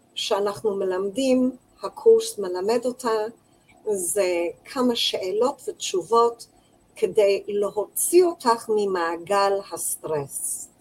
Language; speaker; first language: Hebrew; non-native, fluent; English